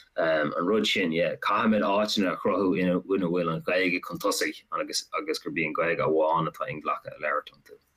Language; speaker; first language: Irish; non-native, local second language; English